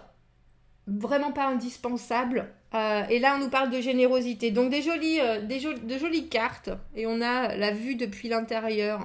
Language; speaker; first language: French; native; French